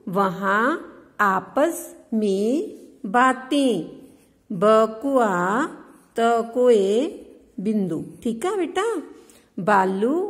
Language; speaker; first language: Hindi; non-native, local second language; Punjabi